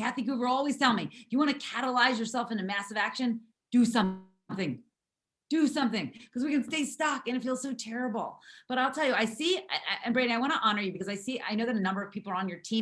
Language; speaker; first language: English; native; English